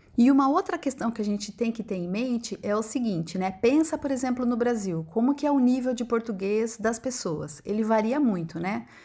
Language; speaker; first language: Portuguese; native; Portuguese